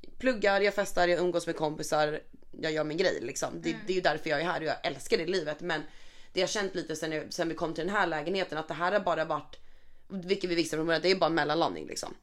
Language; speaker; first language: Swedish; native; Swedish